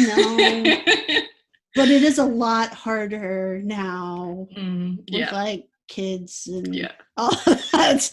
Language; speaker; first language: English; native; English